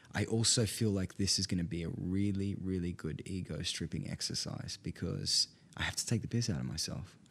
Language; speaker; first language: English; native; English